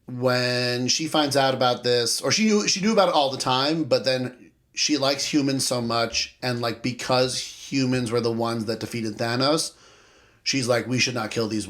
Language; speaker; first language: English; native; English